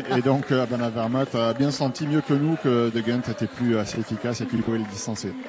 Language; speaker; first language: French; native; French